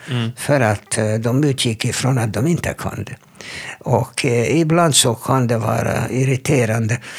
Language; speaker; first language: Swedish; non-native, fluent; Hebrew